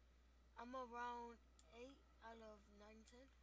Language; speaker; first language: English; native; English